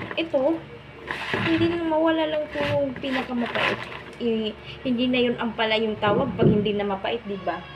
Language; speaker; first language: Filipino; non-native, local second language; Waray